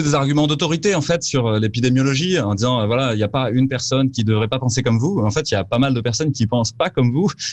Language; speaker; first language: French; native; French